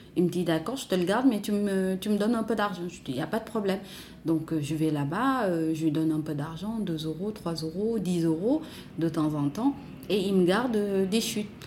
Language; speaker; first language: French; non-native, local second language; Wolof